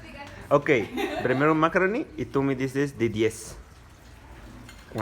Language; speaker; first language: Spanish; non-native, learner; Arabic